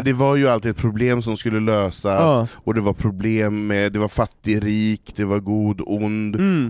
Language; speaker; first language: Swedish; native; Swedish